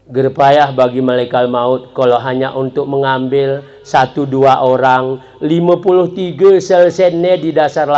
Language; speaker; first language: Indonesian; non-native, local second language; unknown